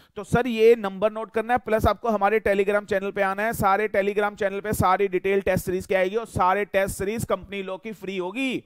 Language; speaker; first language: Hindi; native; Hindi